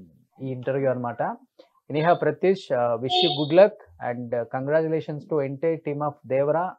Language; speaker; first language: Telugu; native; Telugu